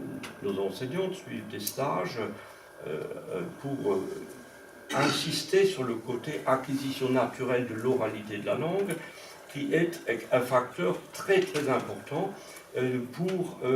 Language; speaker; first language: French; non-native, local second language; Swiss German